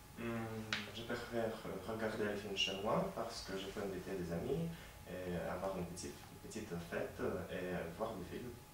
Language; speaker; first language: French; non-native, learner; Latvian